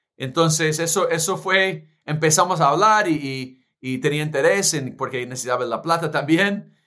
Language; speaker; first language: Spanish; non-native, fluent; English